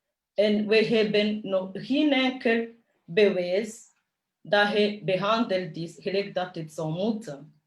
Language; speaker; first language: Dutch; non-native, fluent; Kinyarwanda